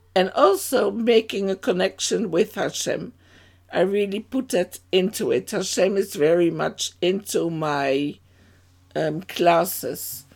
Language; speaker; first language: English; non-native, fluent; Dutch